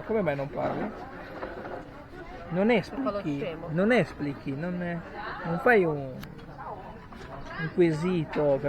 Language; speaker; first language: Italian; native; Italian